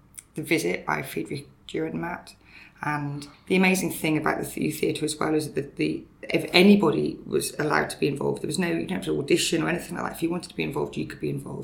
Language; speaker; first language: English; native; English